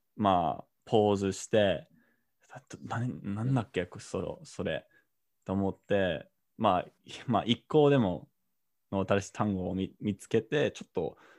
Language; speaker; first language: Japanese; non-native, fluent; English